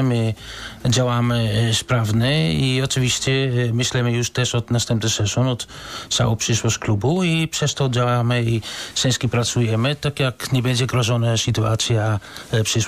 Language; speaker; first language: Polish; non-native, learner; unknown